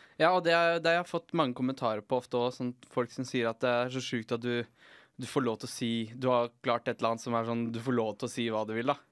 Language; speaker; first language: Norwegian; native; Norwegian